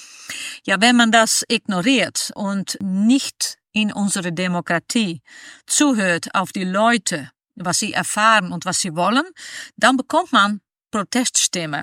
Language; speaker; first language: German; non-native, fluent; Dutch